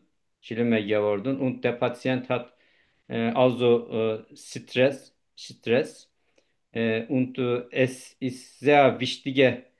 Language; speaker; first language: German; non-native, learner; Turkish